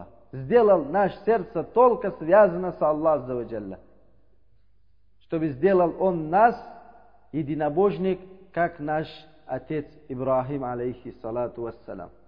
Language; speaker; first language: Russian; non-native, learner; Uzbek